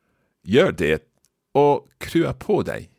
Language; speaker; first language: Swedish; non-native, learner; English